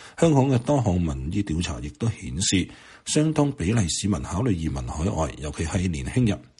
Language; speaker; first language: Chinese; non-native, local second language; Cantonese